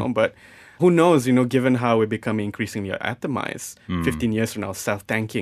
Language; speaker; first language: English; non-native, local second language; Malay